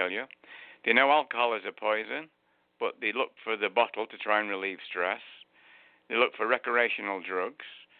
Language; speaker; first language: English; native; English